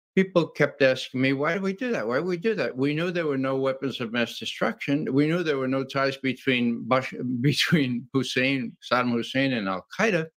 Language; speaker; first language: English; native; English